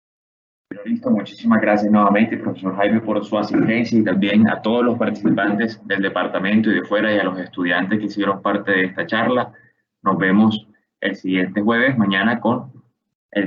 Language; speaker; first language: Spanish; native; Spanish